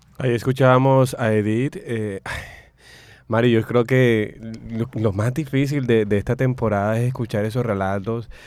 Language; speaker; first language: Spanish; native; Spanish